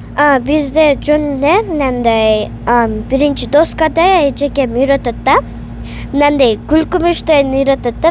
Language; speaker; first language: Kyrgyz; early bilingual, heritage; Kyrgyz